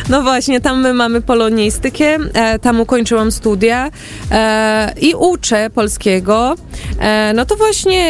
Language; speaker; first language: Polish; early bilingual, heritage; Portuguese